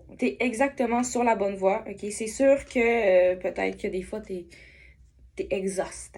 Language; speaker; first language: French; native; French